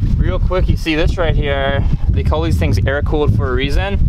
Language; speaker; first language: English; native; English